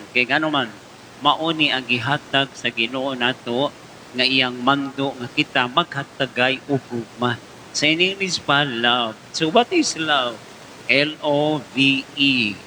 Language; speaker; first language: Cebuano; native; Cebuano